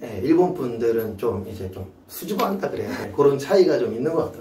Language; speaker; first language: Korean; native; Korean